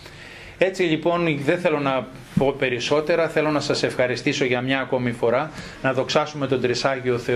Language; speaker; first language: Greek; native; Greek